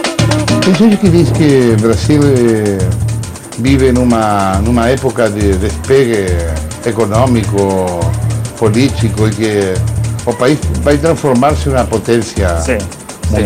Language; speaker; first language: Portuguese; non-native, learner; Spanish